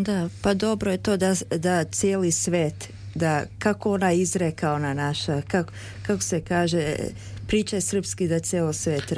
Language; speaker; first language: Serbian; early bilingual, heritage; Serbian